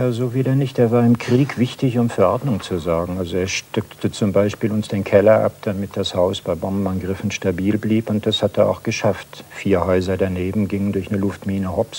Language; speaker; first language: German; native; German